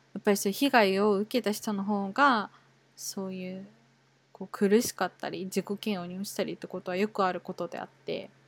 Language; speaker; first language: Japanese; native; Japanese